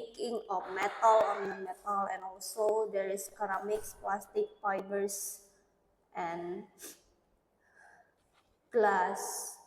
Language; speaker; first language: English; non-native, learner; Indonesian